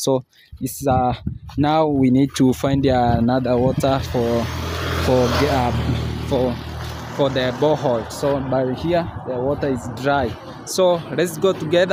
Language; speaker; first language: English; non-native, learner; Swahili